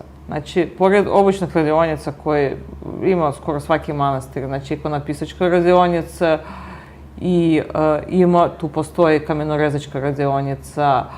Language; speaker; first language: Bosnian; native; Bosnian